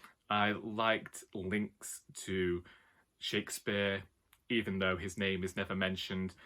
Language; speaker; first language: English; native; English